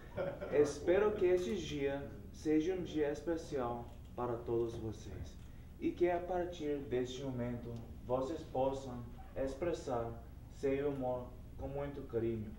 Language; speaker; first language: Portuguese; non-native, learner; English